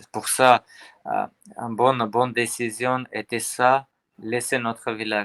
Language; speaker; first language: French; non-native, learner; Armenian